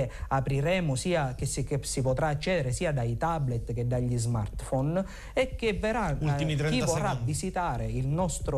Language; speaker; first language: Italian; native; Italian